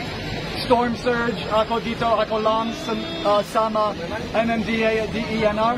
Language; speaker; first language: Filipino; non-native, learner; English